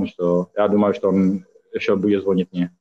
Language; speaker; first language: Russian; non-native, fluent; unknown